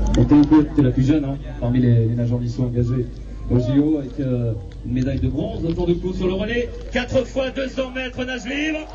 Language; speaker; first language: French; native; French